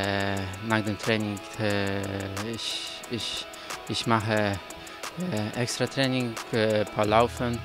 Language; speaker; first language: German; non-native, learner; Polish